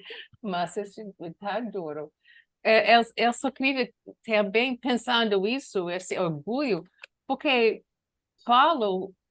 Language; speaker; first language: Portuguese; non-native, learner; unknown